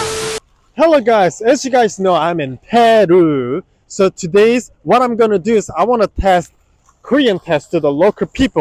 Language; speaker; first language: English; non-native, learner; Korean